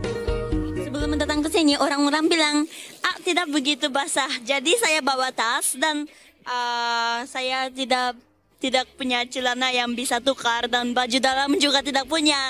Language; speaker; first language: Indonesian; non-native, learner; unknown